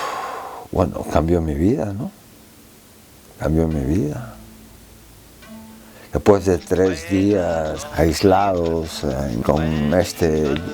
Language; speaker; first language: Spanish; early bilingual, heritage; Spanish